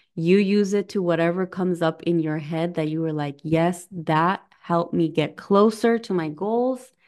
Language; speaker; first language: English; native; English